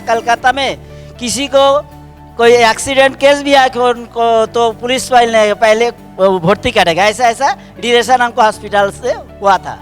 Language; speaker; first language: Hindi; non-native, local second language; Bangla